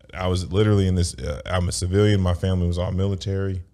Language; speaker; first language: English; native; English